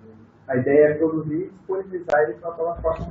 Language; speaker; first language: Portuguese; native; Portuguese